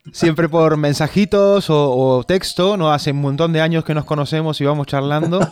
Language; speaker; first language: Spanish; native; Spanish